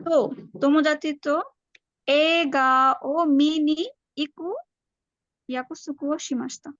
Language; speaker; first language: Japanese; non-native, learner; Bangla